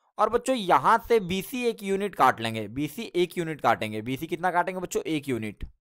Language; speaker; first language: Hindi; native; Hindi